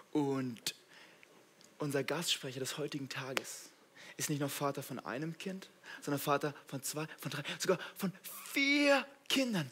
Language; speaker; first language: German; native; German